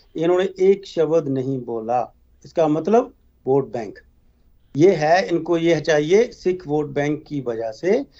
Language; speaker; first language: Hindi; native; Hindi